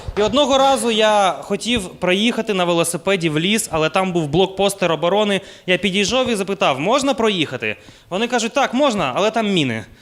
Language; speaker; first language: Ukrainian; non-native, local second language; Russian